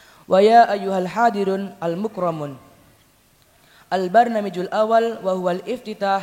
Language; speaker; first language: Arabic; non-native, learner; Indonesian